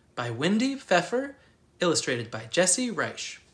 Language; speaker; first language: English; native; English